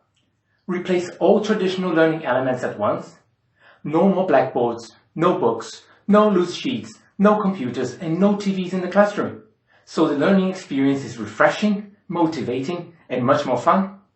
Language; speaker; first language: English; non-native, fluent; Portuguese